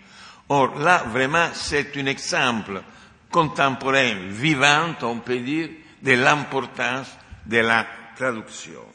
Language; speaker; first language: French; non-native, fluent; Italian